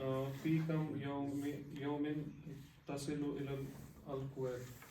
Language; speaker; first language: Arabic; non-native, learner; Urdu